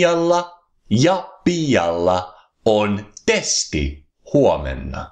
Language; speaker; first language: Finnish; non-native, fluent; English